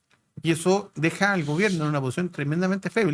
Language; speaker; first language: Spanish; native; Spanish